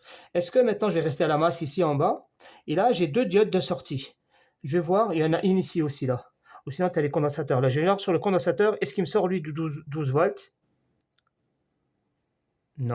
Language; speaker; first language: French; native; French